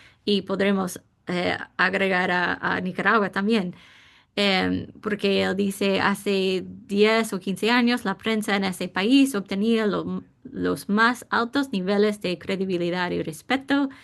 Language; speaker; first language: Spanish; non-native, fluent; English